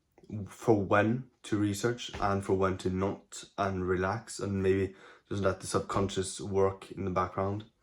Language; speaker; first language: English; non-native, fluent; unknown